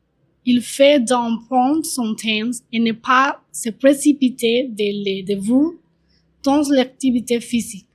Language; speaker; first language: French; non-native, learner; Spanish